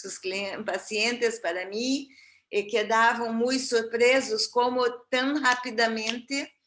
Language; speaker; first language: Spanish; non-native, fluent; Portuguese